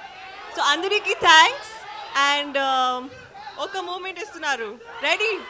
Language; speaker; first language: Telugu; non-native, learner; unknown